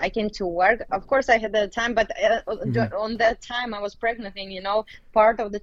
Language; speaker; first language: English; non-native, fluent; Uzbek